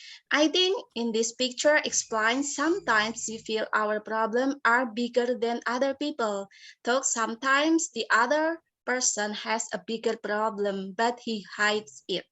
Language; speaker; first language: English; non-native, learner; Indonesian